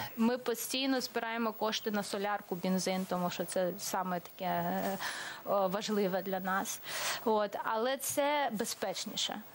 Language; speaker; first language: Ukrainian; native; Ukrainian